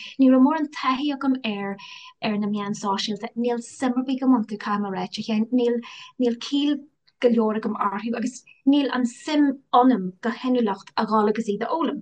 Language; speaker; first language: Irish; non-native, local second language; English